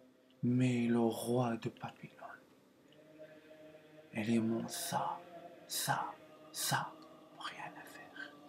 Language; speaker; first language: French; non-native, learner; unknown